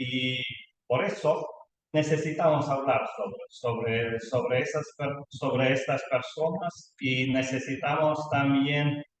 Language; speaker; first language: Spanish; non-native, learner; Lithuanian